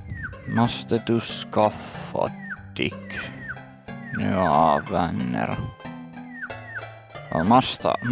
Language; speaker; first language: Swedish; non-native, learner; English